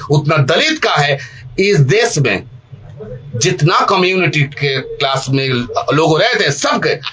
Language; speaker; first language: Hindi; non-native, local second language; Bangla